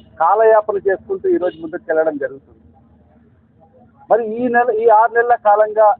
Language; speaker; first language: Telugu; native; Telugu